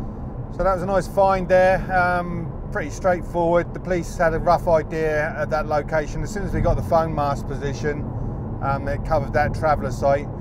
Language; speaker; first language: English; native; English